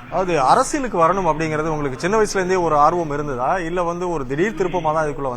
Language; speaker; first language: Tamil; native; Tamil